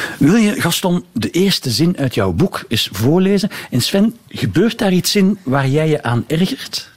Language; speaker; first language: Dutch; native; Dutch